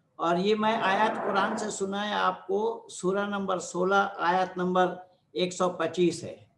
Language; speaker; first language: Hindi; non-native, local second language; Bangla